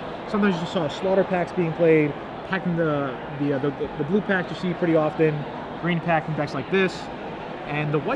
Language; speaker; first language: English; native; English